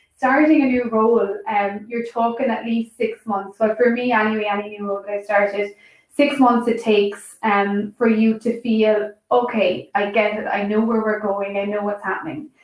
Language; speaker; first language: English; native; English